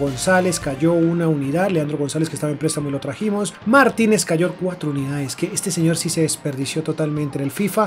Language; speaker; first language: Spanish; native; Spanish